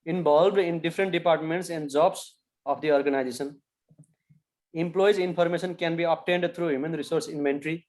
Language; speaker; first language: English; non-native, local second language; Nepali